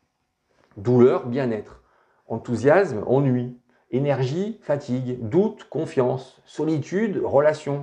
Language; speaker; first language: French; native; French